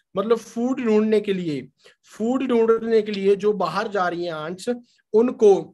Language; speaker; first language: Hindi; non-native, local second language; Punjabi